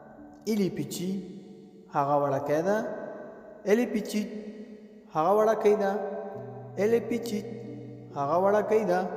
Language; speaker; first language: French; non-native, learner; Pashto